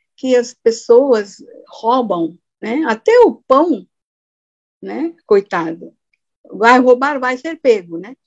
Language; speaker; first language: Portuguese; non-native, fluent; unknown